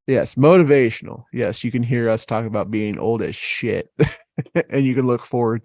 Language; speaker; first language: English; native; English